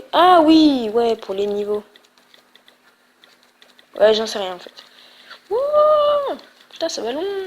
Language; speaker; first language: French; native; French